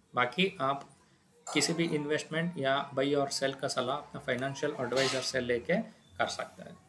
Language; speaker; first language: Hindi; non-native, local second language; Kannada